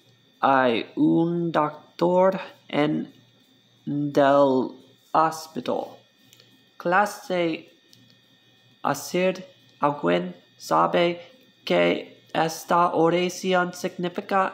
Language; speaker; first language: Spanish; non-native, learner; English